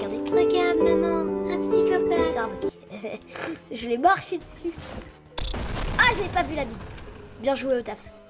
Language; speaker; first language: French; native; French